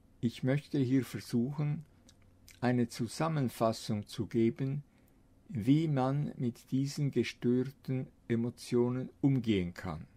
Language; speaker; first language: German; non-native, fluent; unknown